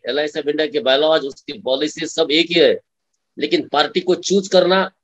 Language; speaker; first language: Hindi; non-native, local second language; Marathi